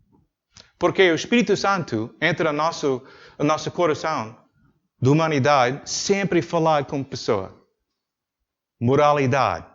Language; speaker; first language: Portuguese; non-native, learner; English